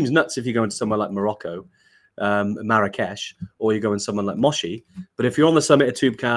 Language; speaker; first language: English; native; English